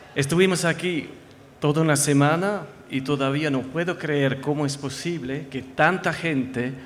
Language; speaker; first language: Spanish; non-native, fluent; French